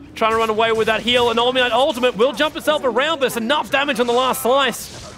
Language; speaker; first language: English; native; English